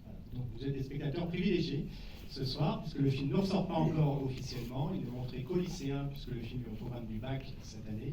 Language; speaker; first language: French; native; French